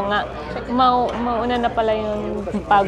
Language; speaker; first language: Filipino; early bilingual, heritage; Filipino